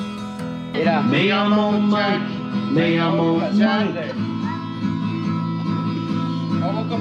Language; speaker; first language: Spanish; non-native, learner; English